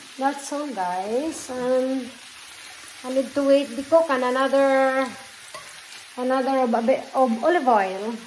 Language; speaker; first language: English; non-native, local second language; Filipino